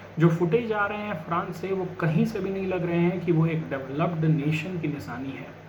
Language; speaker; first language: Hindi; native; Hindi